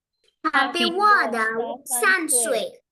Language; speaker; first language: Chinese; non-native, learner; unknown